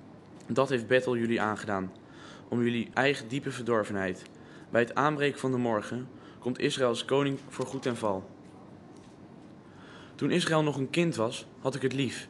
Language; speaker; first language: Dutch; native; Dutch